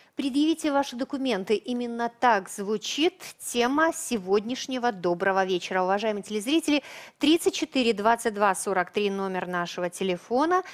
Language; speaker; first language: Russian; native; Russian